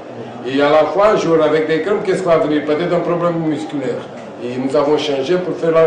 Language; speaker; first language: French; non-native, fluent; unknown